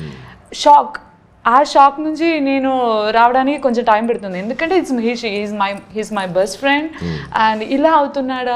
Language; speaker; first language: Telugu; non-native, learner; Malayalam